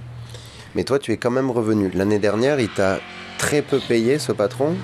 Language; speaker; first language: French; native; French